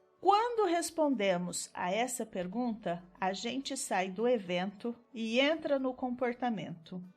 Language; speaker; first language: Portuguese; native; Portuguese